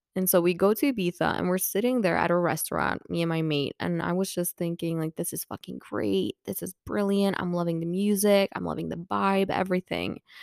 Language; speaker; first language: English; non-native, fluent; Swedish